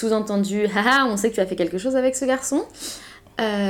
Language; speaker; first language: French; native; French